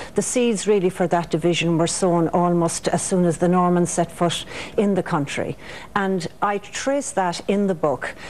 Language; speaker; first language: English; native; English